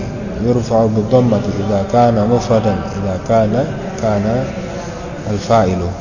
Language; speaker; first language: Arabic; non-native, fluent; Indonesian